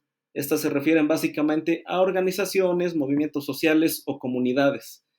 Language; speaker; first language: Spanish; native; Spanish